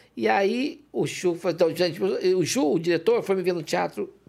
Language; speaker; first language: Portuguese; native; Portuguese